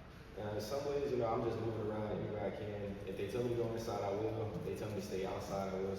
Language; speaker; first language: English; native; English